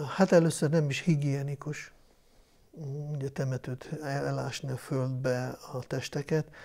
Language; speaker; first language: Hungarian; non-native, fluent; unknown